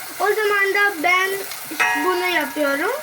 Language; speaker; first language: Turkish; non-native, learner; Hindi